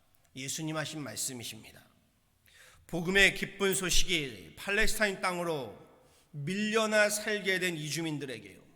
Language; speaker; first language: Korean; native; Korean